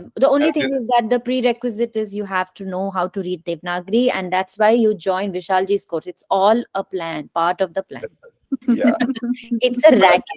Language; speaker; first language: English; non-native, local second language; Kashmiri